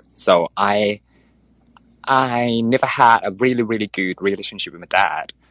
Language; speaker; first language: English; non-native, fluent; Thai